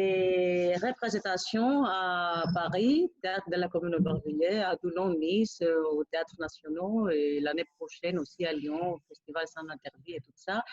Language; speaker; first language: French; non-native, fluent; Greek